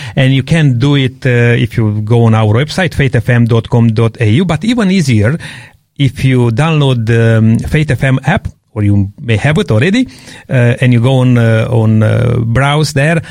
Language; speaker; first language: English; non-native, fluent; Romanian